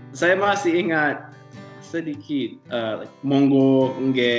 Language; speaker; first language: Indonesian; non-native, learner; English